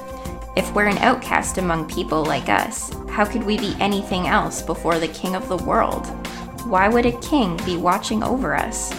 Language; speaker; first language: English; native; English